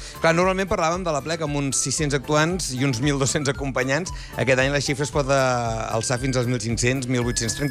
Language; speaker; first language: Catalan; native; Catalan